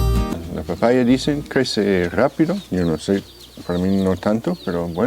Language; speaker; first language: Spanish; non-native, fluent; English